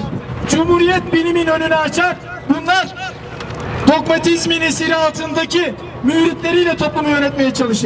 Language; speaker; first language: Turkish; native; Turkish